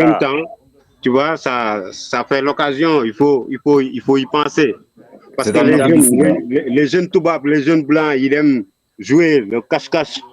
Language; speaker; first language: French; non-native, local second language; Wolof